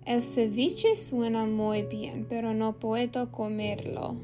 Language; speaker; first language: Spanish; non-native, learner; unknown